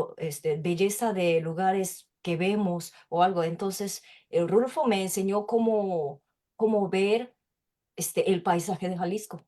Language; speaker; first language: Spanish; non-native, fluent; Japanese